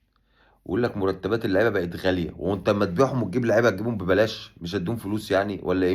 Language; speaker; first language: Arabic; native; Arabic